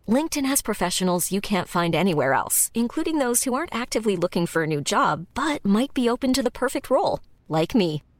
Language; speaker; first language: English; native; English